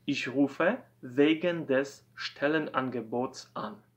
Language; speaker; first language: German; non-native, fluent; Polish